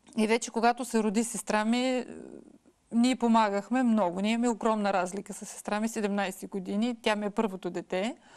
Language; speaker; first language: Bulgarian; early bilingual, heritage; Bulgarian